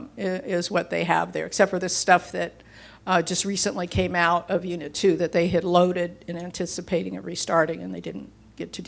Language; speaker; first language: English; native; English